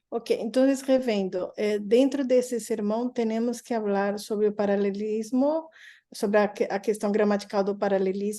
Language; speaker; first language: Spanish; non-native, learner; Portuguese